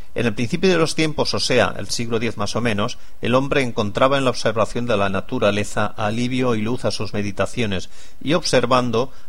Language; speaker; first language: Spanish; non-native, local second language; Catalan